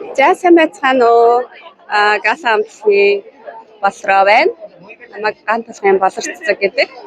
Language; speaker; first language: Mongolian; native; Mongolian